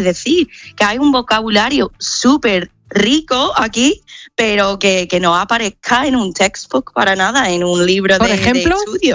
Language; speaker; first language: Spanish; non-native, fluent; English